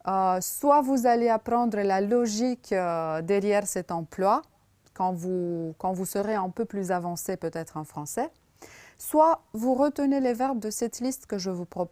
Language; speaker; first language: French; non-native, fluent; Romanian